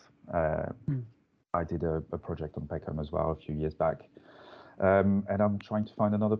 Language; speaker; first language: English; non-native, fluent; French